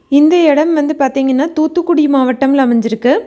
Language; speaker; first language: Tamil; native; Tamil